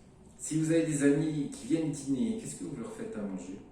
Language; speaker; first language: French; native; French